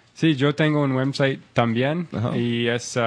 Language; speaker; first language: Spanish; non-native, learner; English